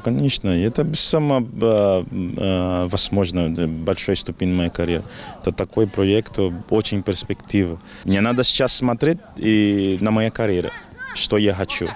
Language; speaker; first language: Russian; non-native, learner; Portuguese